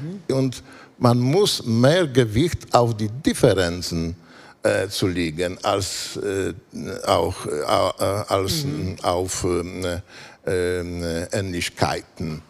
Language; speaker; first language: German; non-native, fluent; Polish